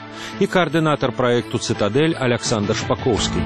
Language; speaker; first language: Belarusian; native; Belarusian